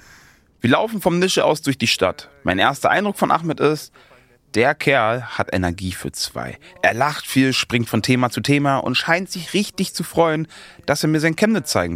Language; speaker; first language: German; native; German